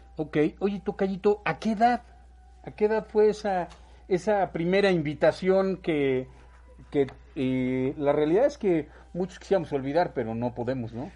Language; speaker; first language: Spanish; native; Spanish